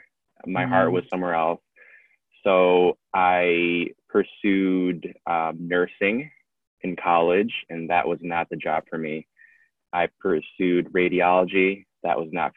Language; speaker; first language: English; native; English